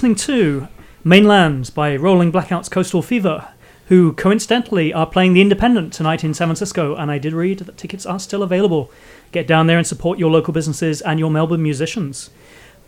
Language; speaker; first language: English; native; English